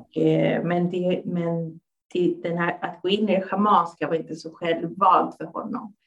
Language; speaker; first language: Swedish; native; Swedish